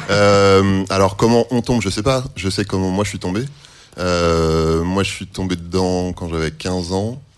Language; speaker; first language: French; native; French